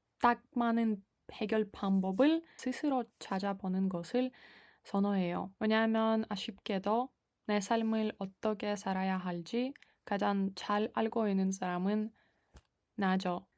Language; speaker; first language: Korean; non-native, fluent; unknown